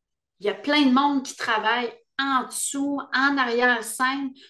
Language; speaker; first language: French; native; French